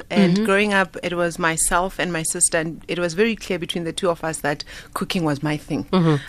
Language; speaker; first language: English; non-native, local second language; Southern Sotho